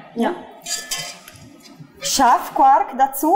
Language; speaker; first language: German; non-native, fluent; Italian